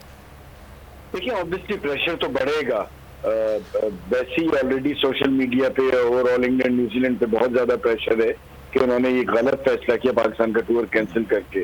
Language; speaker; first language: Urdu; non-native, local second language; Punjabi